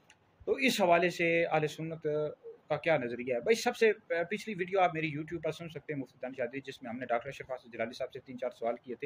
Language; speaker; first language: Urdu; native; Urdu